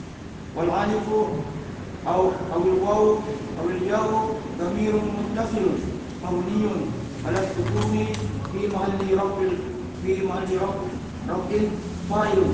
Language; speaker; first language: Arabic; non-native, learner; Indonesian